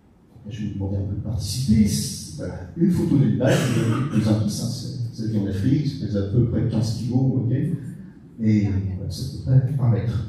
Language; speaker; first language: French; native; French